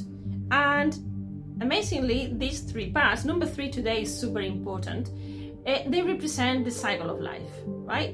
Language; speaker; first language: English; non-native, fluent; Spanish